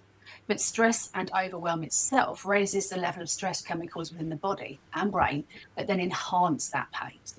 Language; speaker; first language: English; native; English